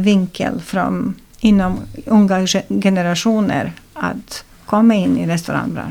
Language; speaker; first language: Swedish; non-native, fluent; Serbian